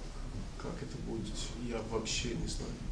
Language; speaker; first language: Russian; non-native, learner; Portuguese